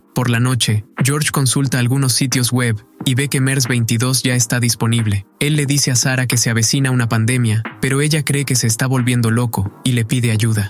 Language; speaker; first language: Spanish; native; Spanish